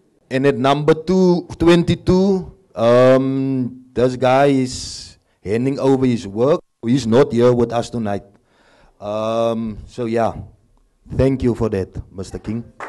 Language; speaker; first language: English; non-native, local second language; Afrikaans